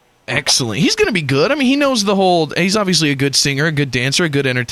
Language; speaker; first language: English; native; English